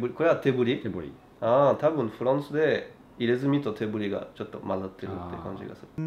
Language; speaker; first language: Japanese; non-native, learner; French